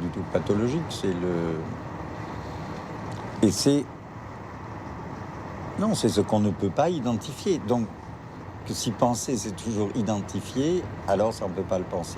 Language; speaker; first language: French; native; French